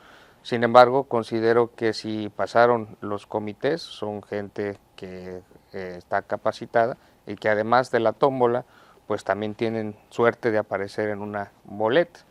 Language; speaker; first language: Spanish; native; Spanish